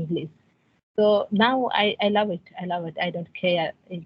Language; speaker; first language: English; non-native, learner; Odia